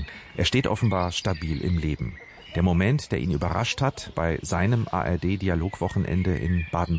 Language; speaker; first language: German; native; German